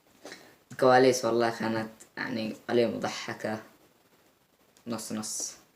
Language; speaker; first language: Arabic; native; Arabic